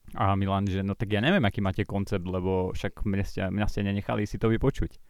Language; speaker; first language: Slovak; native; Slovak